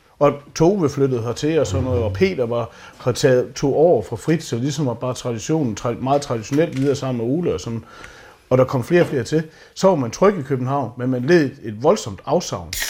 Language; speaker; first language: Danish; native; Danish